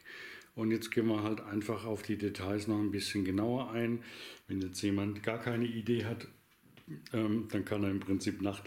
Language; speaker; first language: German; native; German